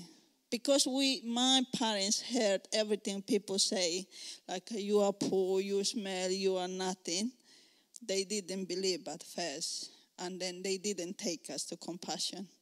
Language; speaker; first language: English; non-native, learner; Spanish